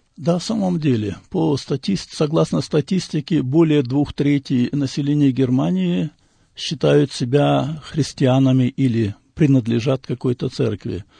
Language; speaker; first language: Russian; native; Russian